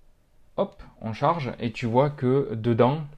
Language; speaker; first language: French; native; French